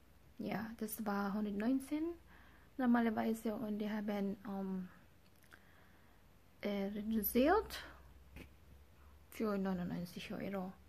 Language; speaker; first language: German; non-native, learner; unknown